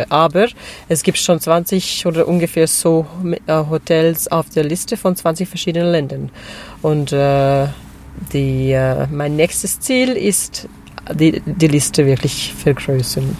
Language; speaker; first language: German; non-native, fluent; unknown